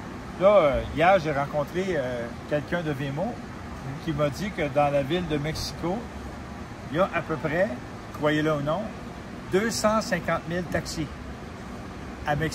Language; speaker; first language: French; native; French